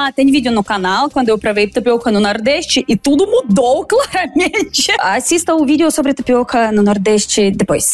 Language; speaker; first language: Portuguese; non-native, fluent; Russian